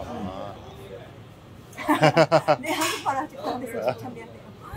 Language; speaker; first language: Korean; non-native, learner; Japanese